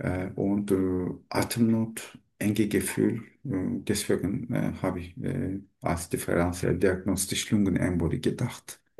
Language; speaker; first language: German; non-native, learner; Turkish